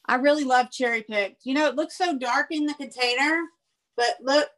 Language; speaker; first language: English; native; English